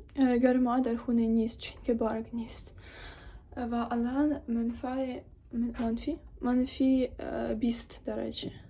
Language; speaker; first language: Persian; non-native, learner; Ukrainian